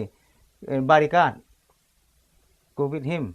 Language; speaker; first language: English; non-native, learner; Lao